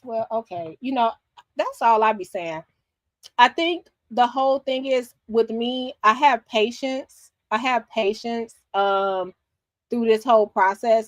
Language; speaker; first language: English; native; English